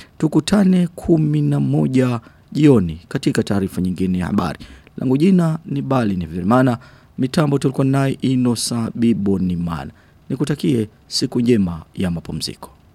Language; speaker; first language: Swahili; non-native, local second language; Rundi